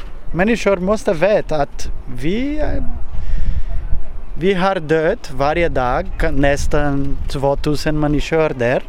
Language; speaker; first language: Swedish; non-native, learner; Portuguese